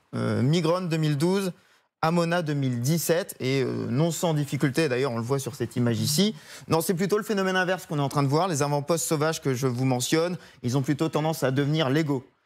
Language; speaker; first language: French; native; French